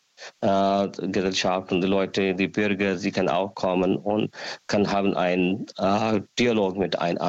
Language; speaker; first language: German; non-native, learner; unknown